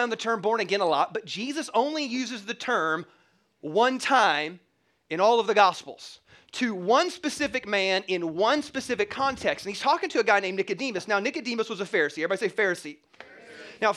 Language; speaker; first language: English; native; English